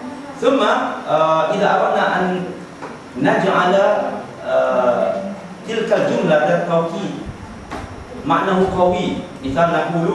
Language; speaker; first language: Arabic; non-native, learner; Malay